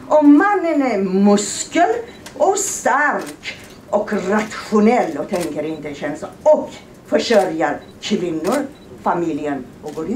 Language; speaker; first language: Swedish; non-native, fluent; Persian